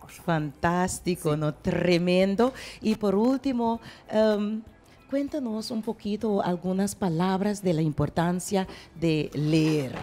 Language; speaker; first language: Spanish; non-native, fluent; Papiamento